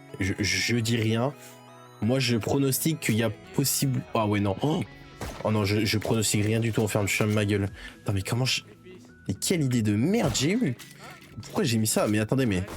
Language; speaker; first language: French; native; French